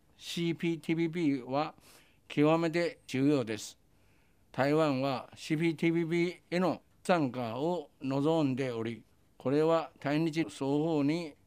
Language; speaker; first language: Japanese; non-native, fluent; Chinese